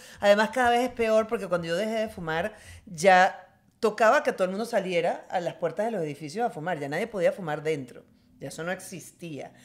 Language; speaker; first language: Spanish; native; Spanish